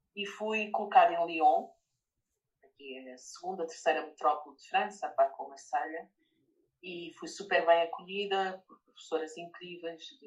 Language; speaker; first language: Portuguese; native; Portuguese